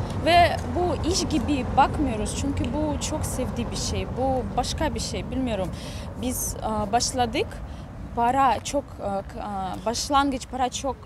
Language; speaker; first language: Turkish; non-native, learner; Russian